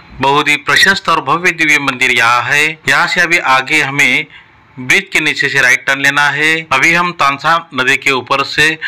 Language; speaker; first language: Hindi; non-native, local second language; Marathi